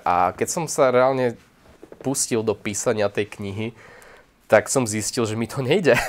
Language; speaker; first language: Slovak; native; Slovak